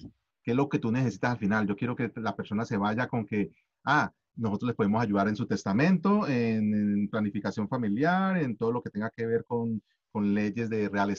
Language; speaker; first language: Spanish; native; Spanish